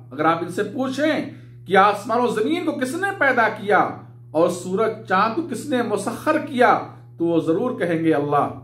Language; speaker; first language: Urdu; native; Urdu